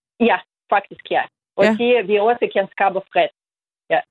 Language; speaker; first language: Danish; non-native, fluent; Russian